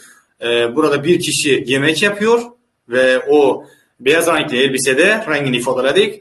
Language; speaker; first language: Turkish; non-native, fluent; Uzbek